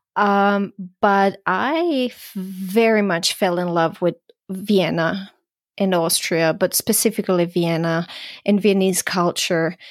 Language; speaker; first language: English; non-native, fluent; Croatian